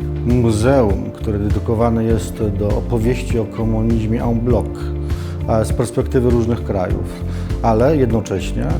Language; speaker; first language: Polish; native; Polish